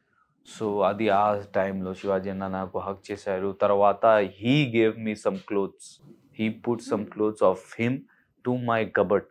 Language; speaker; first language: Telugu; non-native, local second language; Hindi